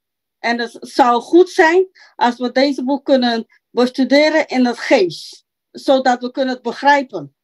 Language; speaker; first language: Dutch; non-native, local second language; Papiamento